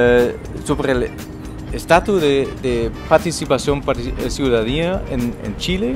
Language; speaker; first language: Spanish; non-native, fluent; German